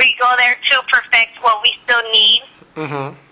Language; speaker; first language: English; native; English